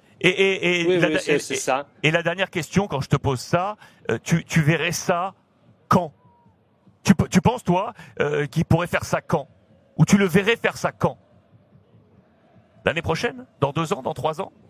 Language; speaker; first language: French; native; French